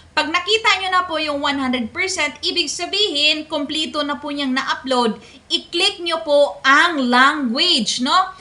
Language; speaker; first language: Filipino; non-native, local second language; Cebuano